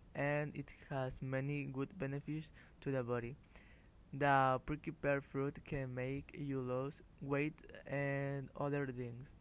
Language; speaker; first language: English; non-native, learner; Spanish